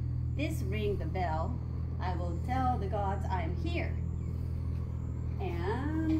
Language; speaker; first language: English; non-native, local second language; Japanese